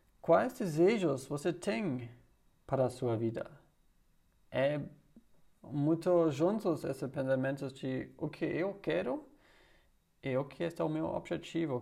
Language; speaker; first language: Portuguese; non-native, learner; German